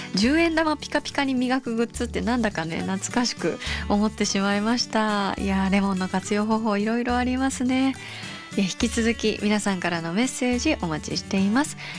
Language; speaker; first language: Japanese; native; Japanese